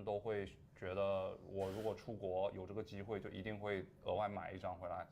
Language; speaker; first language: Chinese; native; Chinese